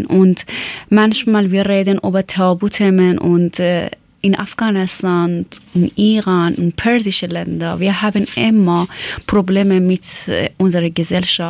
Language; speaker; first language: German; non-native, learner; Persian